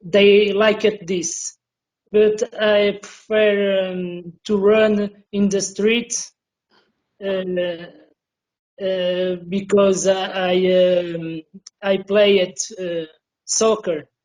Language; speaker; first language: English; non-native, learner; Portuguese